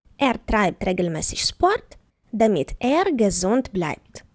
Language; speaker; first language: German; non-native, fluent; Ukrainian